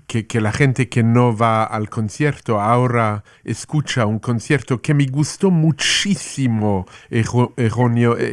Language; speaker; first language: Spanish; non-native, learner; English